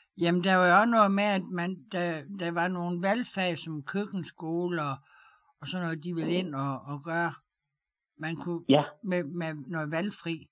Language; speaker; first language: Danish; native; Danish